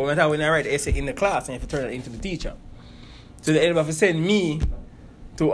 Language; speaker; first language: English; non-native, local second language; Jamaican Creole English